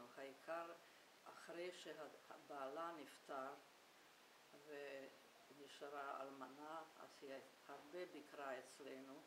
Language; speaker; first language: Hebrew; non-native, fluent; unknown